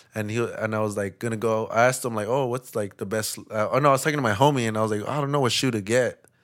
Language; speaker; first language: English; native; English